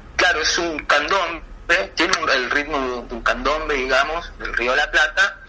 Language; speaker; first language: Spanish; native; Spanish